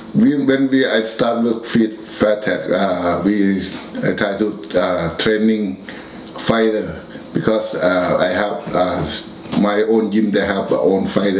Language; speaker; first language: English; non-native, learner; Thai